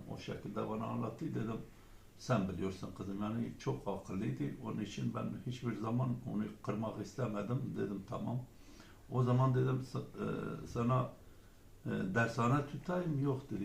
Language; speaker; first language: Turkish; non-native, local second language; Kurdish